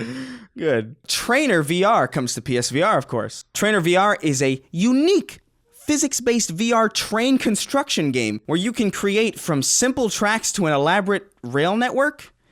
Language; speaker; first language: English; native; English